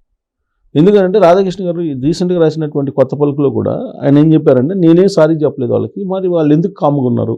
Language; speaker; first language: Telugu; native; Telugu